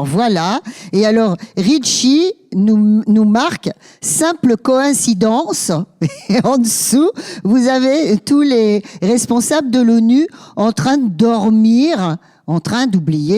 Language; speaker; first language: French; native; French